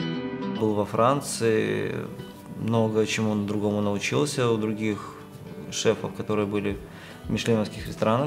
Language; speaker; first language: Russian; native; Russian